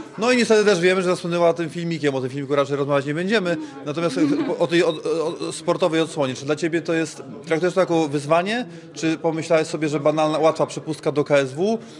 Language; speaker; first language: Polish; native; Polish